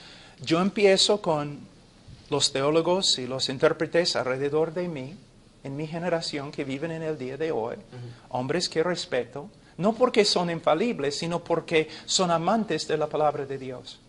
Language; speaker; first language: Spanish; non-native, fluent; English